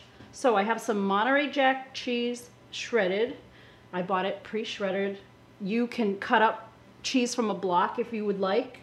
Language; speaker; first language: English; native; English